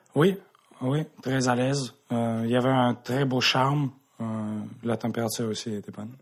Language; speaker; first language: French; early bilingual, other home language; Russian